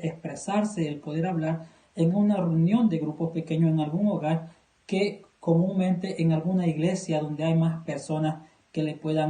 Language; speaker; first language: Spanish; native; Spanish